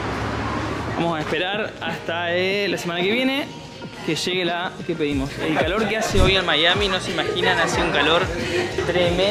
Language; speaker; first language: Spanish; native; Spanish